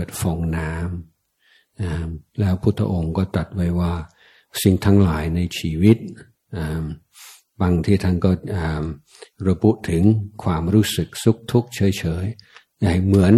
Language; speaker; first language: Thai; non-native, fluent; English